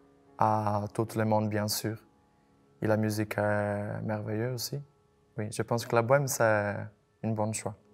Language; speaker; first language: French; non-native, fluent; Portuguese